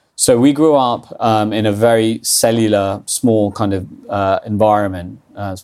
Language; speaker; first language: English; early bilingual, other home language; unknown